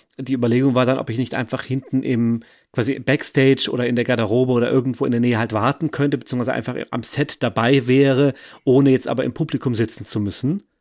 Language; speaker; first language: German; native; German